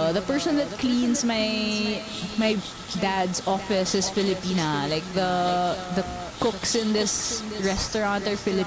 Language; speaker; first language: English; non-native, local second language; Filipino